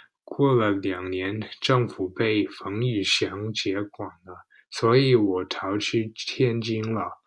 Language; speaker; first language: Chinese; non-native, learner; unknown